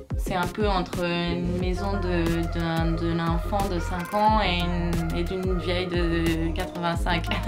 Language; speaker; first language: French; non-native, fluent; Portuguese